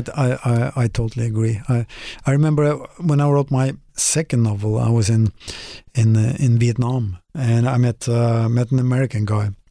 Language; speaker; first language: English; non-native, fluent; Norwegian